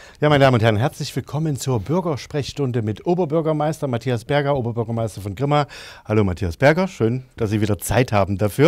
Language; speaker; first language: German; native; German